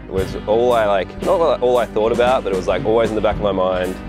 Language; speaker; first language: English; native; English